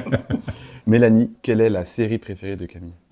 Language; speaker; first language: French; native; French